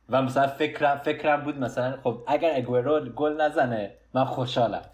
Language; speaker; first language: Persian; early bilingual, heritage; Persian